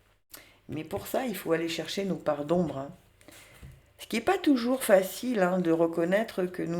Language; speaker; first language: French; native; French